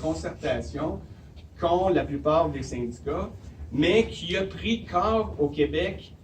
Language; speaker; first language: French; native; French